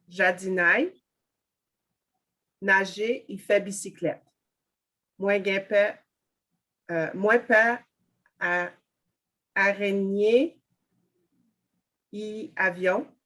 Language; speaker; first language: Haitian Creole; non-native, learner; French